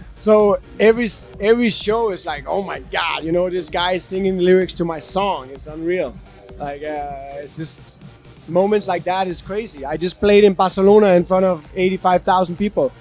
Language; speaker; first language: English; non-native, fluent; Danish